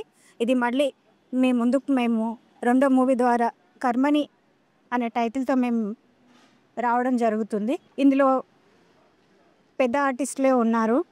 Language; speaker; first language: Telugu; native; Telugu